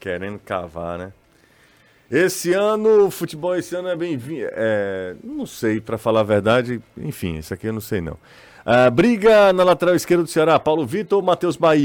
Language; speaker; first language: Portuguese; native; Portuguese